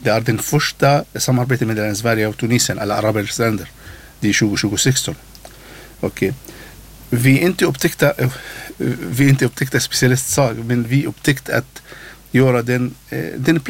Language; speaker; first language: Swedish; non-native, learner; Arabic